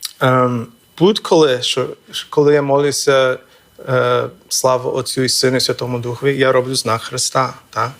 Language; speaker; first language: Ukrainian; non-native, fluent; English